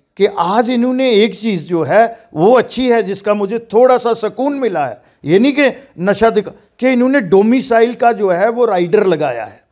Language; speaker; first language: Hindi; non-native, local second language; Dogri